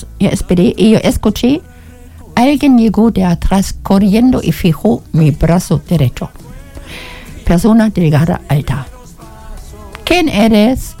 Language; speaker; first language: Spanish; non-native, learner; German